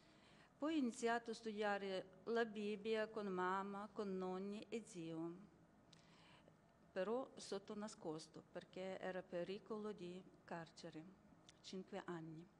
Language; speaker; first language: Italian; non-native, learner; Ukrainian